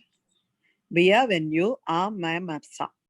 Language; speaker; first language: French; non-native, learner; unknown